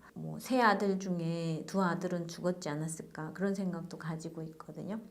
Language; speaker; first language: Korean; native; Korean